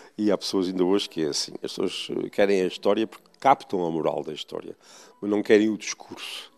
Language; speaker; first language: Portuguese; native; Portuguese